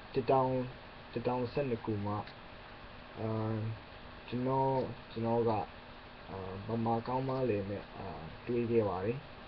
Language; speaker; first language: Burmese; non-native, learner; English